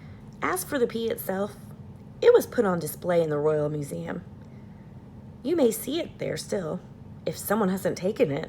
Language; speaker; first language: English; native; English